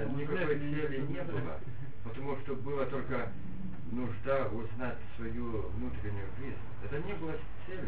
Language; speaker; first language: Russian; non-native, fluent; Lithuanian